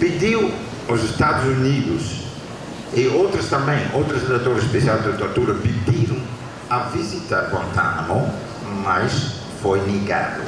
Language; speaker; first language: Portuguese; non-native, fluent; Dutch